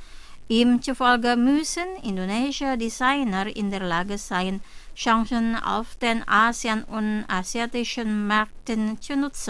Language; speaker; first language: German; non-native, fluent; Indonesian